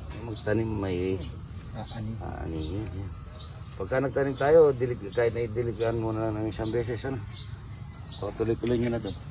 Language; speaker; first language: Filipino; non-native, local second language; Pampanga